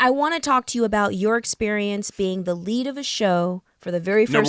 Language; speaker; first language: English; native; English